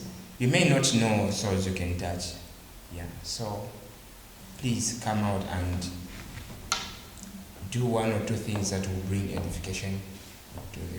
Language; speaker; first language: English; non-native, local second language; Bemba